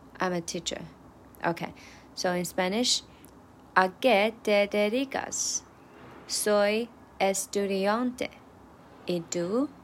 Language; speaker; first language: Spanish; non-native, learner; Chinese